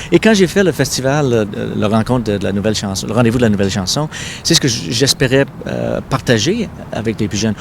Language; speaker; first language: French; non-native, local second language; English